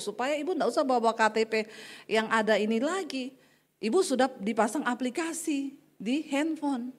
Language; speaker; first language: Indonesian; native; Indonesian